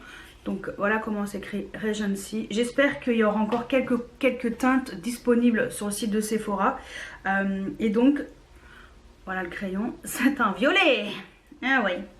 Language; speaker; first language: French; native; French